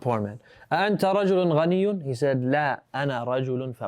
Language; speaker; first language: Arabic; non-native, fluent; English